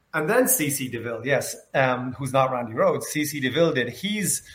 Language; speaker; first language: English; native; English